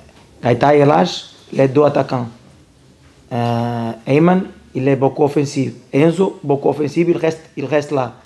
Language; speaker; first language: French; non-native, learner; Portuguese